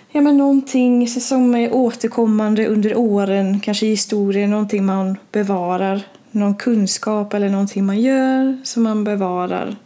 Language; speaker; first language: Swedish; early bilingual, other home language; Norwegian